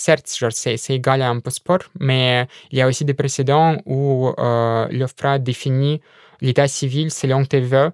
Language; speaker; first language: French; non-native, fluent; Russian